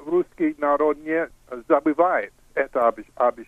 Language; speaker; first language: Russian; non-native, fluent; English